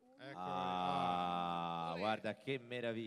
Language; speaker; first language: Italian; native; Italian